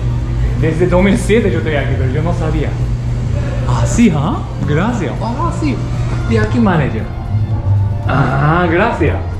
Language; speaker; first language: Spanish; non-native, learner; Japanese